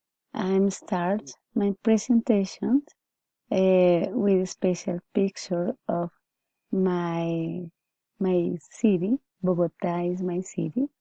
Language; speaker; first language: English; non-native, learner; Spanish